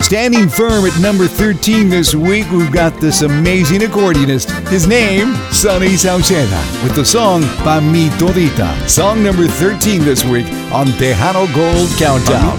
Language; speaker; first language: English; early bilingual, other home language; Spanish